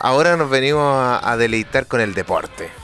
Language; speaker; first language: Spanish; native; Spanish